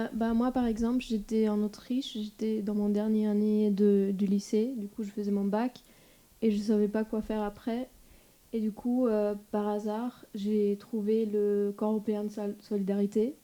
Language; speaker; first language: French; non-native, fluent; German